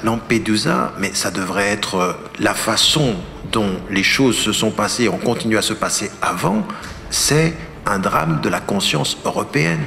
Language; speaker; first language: French; early bilingual, other home language; Arabic